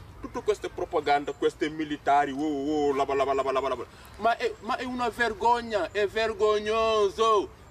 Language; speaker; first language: Italian; non-native, fluent; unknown